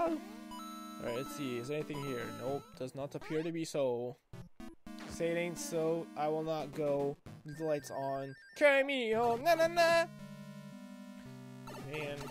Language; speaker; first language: English; native; English